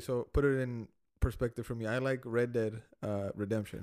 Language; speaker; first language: English; early bilingual, other home language; Spanish